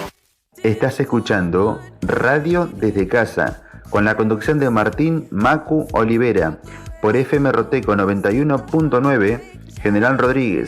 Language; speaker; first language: Spanish; native; Spanish